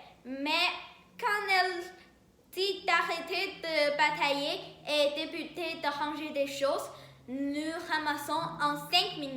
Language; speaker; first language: French; non-native, learner; Chinese